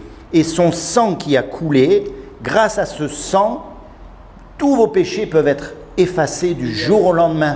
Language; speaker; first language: French; native; French